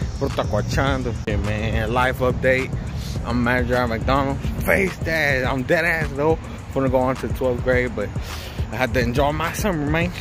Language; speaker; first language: English; early bilingual, other home language; Spanish